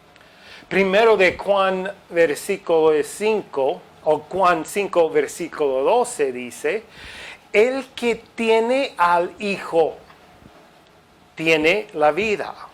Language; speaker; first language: Spanish; non-native, fluent; English